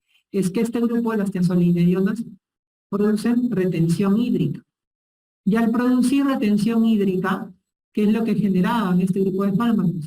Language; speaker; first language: Spanish; native; Spanish